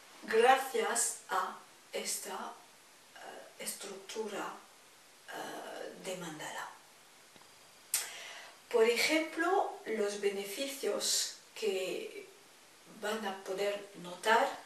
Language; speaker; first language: Spanish; non-native, fluent; French